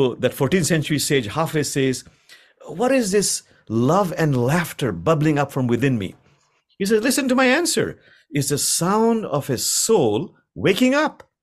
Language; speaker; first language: English; non-native, local second language; Bangla